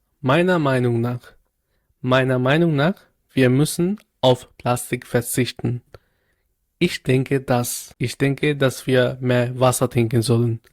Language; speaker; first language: German; non-native, learner; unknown